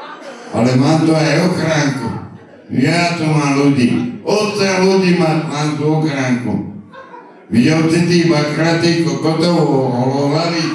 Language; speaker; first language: Slovak; native; Slovak